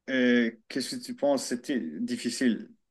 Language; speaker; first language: French; non-native, learner; Finnish